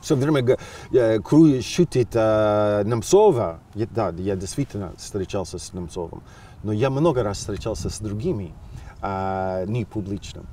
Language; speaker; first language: Russian; non-native, fluent; English